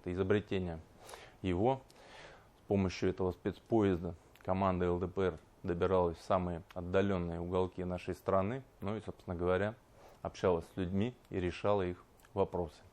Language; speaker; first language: Russian; native; Russian